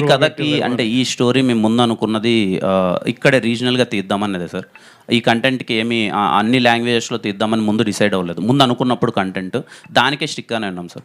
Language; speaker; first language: Telugu; native; Telugu